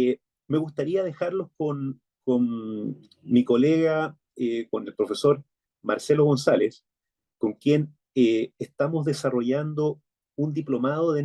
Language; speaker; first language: Spanish; native; Spanish